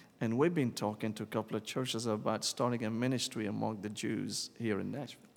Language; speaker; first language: English; non-native, fluent; Arabic